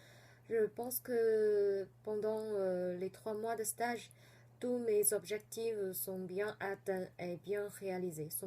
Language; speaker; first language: French; non-native, fluent; Chinese